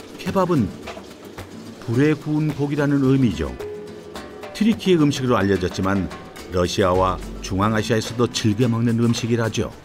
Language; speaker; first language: Korean; native; Korean